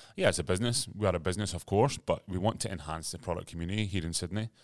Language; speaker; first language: English; native; English